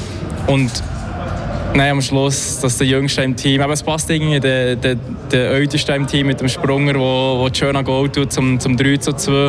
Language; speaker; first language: German; native; German